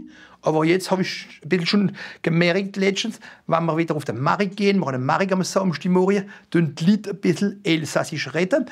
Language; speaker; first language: German; non-native, local second language; French